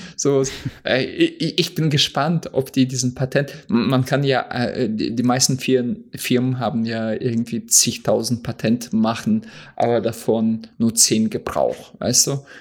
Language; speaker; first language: German; non-native, fluent; Russian